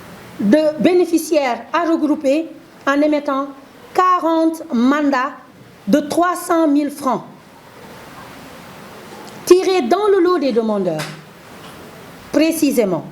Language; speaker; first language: French; non-native, local second language; Wolof